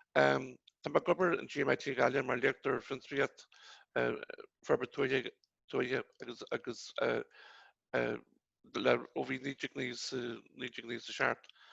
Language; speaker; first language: Irish; native; Irish